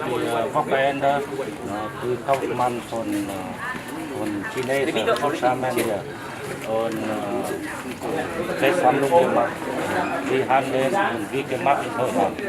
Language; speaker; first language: German; non-native, learner; Vietnamese